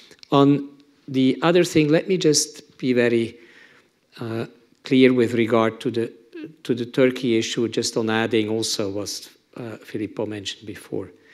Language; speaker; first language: English; non-native, fluent; German